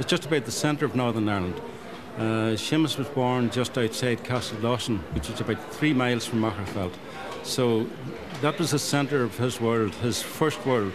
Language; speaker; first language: English; native; English